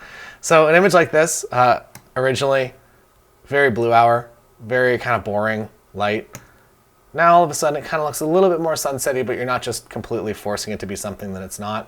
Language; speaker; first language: English; native; English